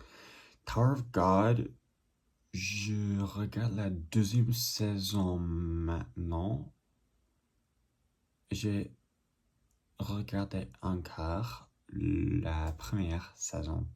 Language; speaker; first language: French; non-native, learner; English